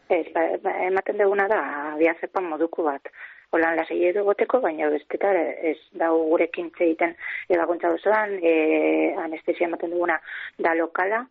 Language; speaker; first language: Basque; native; Basque